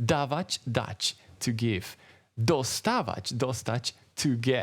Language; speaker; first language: Polish; native; Polish